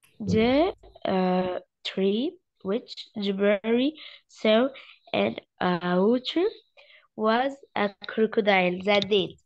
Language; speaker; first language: English; non-native, learner; Arabic